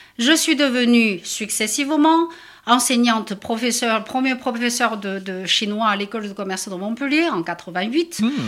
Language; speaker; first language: French; non-native, fluent; Chinese